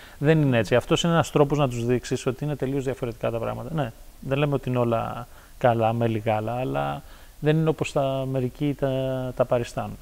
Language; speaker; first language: Greek; early bilingual, heritage; Greek